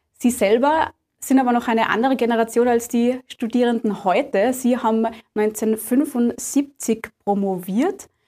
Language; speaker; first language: German; native; German